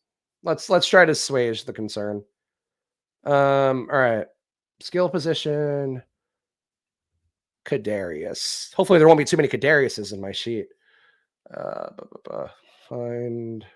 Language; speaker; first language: English; native; English